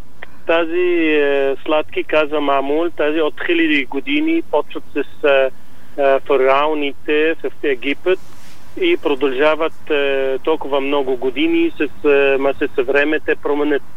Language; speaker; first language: Bulgarian; non-native, learner; Arabic